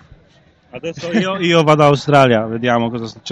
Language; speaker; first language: Italian; non-native, fluent; Polish